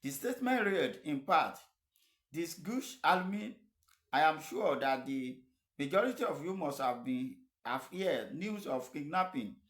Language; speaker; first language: English; non-native, local second language; Yoruba